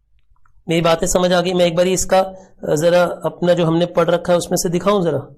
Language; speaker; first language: Hindi; native; Hindi